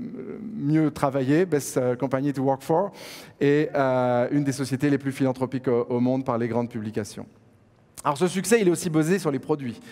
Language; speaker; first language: French; native; French